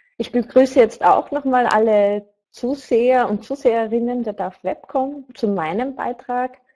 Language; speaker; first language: German; native; German